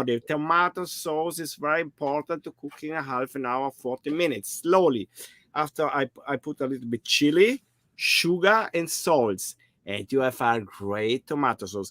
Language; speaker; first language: English; non-native, learner; German